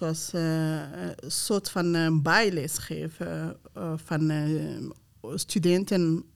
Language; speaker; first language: Dutch; non-native, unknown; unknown